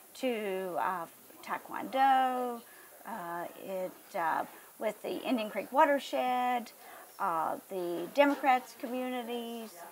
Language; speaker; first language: English; native; English